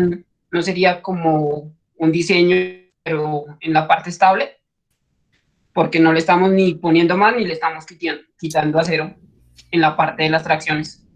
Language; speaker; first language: Spanish; native; Spanish